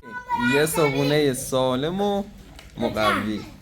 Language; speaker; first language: Persian; native; Persian